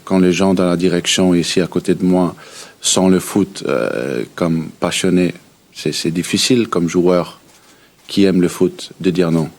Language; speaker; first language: French; early bilingual, heritage; Danish